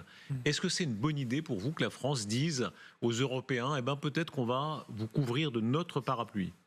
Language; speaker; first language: French; native; French